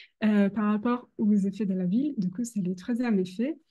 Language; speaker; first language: French; non-native, fluent; Italian